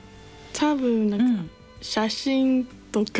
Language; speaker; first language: Japanese; non-native, learner; English